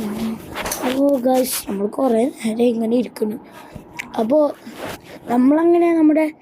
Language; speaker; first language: Malayalam; native; Malayalam